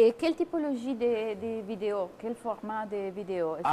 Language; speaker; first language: French; non-native, fluent; Italian